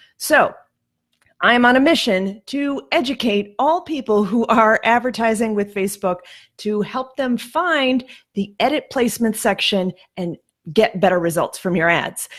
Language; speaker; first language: English; native; English